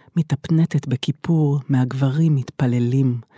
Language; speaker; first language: Hebrew; native; Hebrew